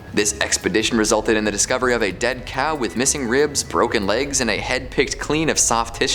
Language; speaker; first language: English; native; English